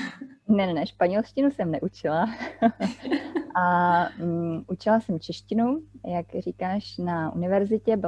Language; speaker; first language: Czech; native; Czech